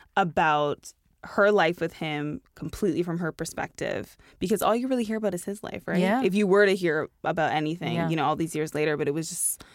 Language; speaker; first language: English; native; English